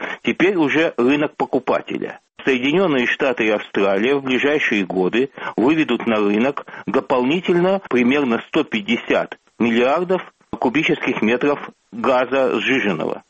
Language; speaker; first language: Russian; native; Russian